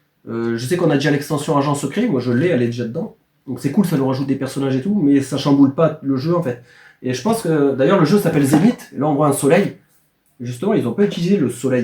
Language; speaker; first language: French; native; French